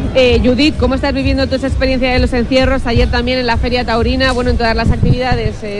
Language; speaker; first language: Spanish; native; Spanish